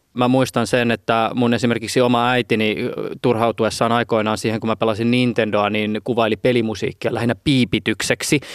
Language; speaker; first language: Finnish; native; Finnish